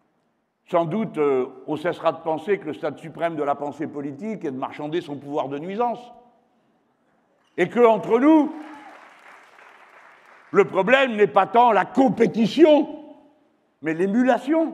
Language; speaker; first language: French; native; French